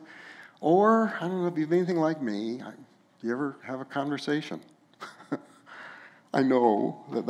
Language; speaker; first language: English; native; English